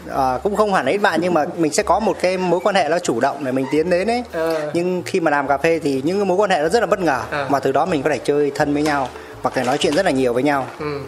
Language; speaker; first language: Vietnamese; native; Vietnamese